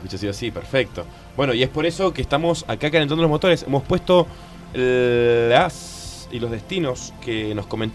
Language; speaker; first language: Spanish; native; Spanish